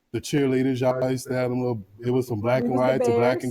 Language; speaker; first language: English; native; English